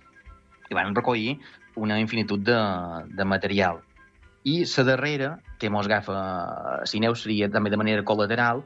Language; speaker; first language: Catalan; native; Catalan